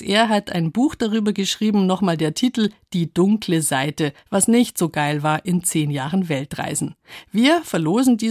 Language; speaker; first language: German; native; German